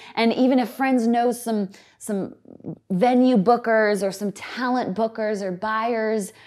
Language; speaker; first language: English; native; English